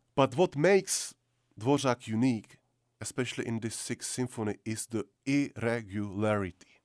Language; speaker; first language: English; non-native, fluent; Czech